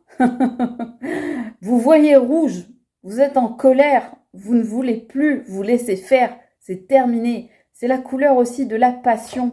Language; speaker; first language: French; native; French